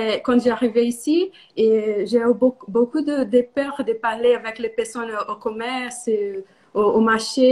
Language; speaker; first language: French; non-native, learner; Portuguese